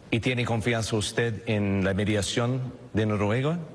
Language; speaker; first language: Spanish; non-native, fluent; English